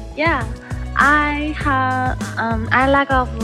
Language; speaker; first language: English; non-native, learner; Chinese